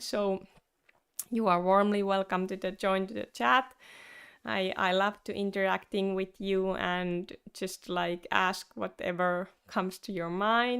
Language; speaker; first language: English; non-native, fluent; Finnish